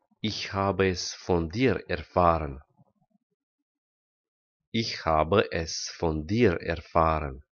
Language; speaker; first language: German; non-native, fluent; Romanian